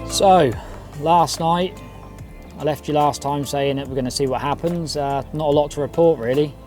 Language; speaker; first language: English; native; English